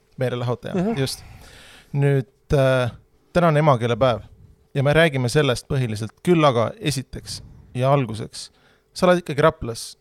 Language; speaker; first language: Estonian; native; Estonian